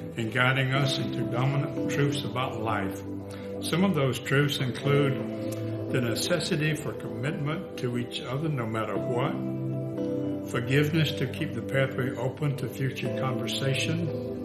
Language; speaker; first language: English; native; English